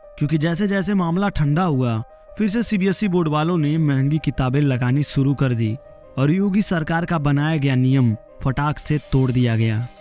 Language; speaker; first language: Hindi; native; Hindi